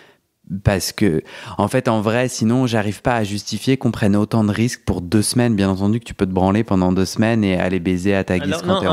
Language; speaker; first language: French; native; French